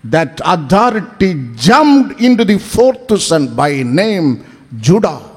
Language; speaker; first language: English; non-native, local second language; Malayalam